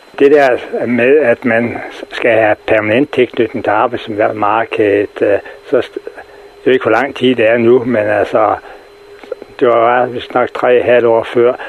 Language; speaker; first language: Danish; native; Danish